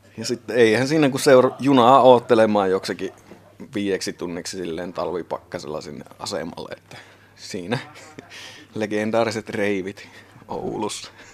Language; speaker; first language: Finnish; native; Finnish